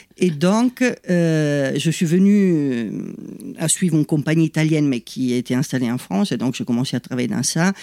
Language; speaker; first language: French; non-native, fluent; Italian